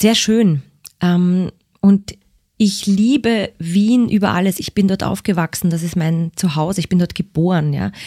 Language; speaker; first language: German; native; German